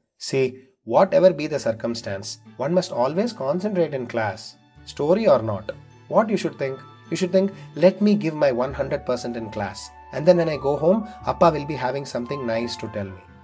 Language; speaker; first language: English; non-native, local second language; Tamil